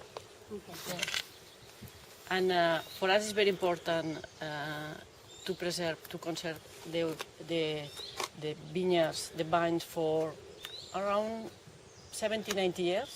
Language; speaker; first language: English; non-native, learner; Catalan